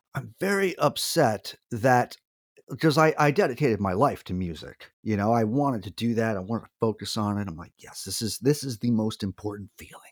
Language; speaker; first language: English; native; English